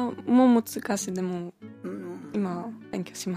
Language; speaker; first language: Japanese; non-native, learner; German